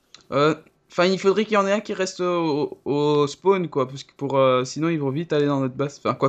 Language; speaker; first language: French; native; French